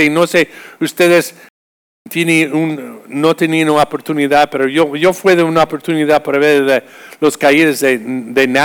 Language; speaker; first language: Spanish; non-native, fluent; English